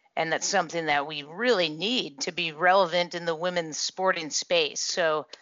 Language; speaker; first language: English; native; English